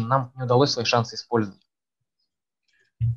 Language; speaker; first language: Russian; native; Russian